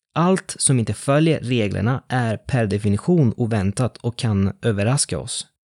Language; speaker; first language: Swedish; non-native, fluent; Italian